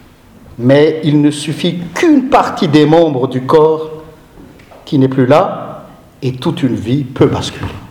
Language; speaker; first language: French; non-native, local second language; Malagasy